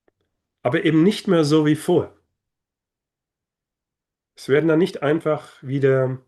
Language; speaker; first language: German; native; German